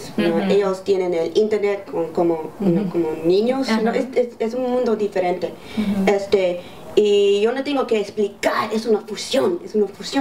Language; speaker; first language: Spanish; early bilingual, heritage; English